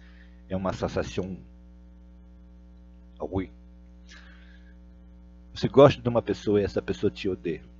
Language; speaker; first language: Portuguese; non-native, fluent; Russian